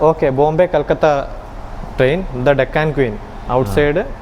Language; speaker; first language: English; non-native, local second language; Malayalam